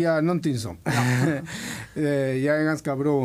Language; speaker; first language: Swedish; non-native, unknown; Spanish